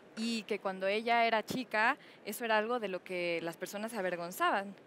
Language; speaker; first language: Spanish; native; Spanish